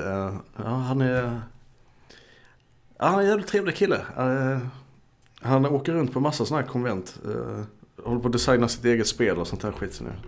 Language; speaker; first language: Swedish; native; Swedish